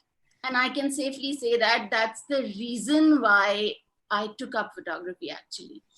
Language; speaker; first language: English; non-native, local second language; Hindi